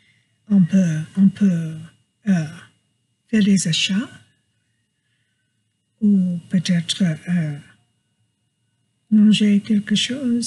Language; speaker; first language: French; non-native, learner; English